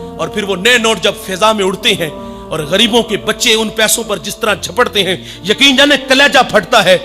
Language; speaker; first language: Urdu; non-native, local second language; Punjabi